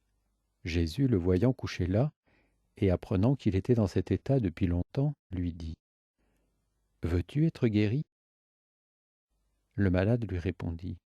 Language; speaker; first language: French; native; French